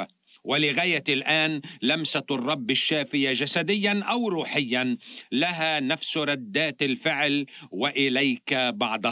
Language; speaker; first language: Arabic; native; Arabic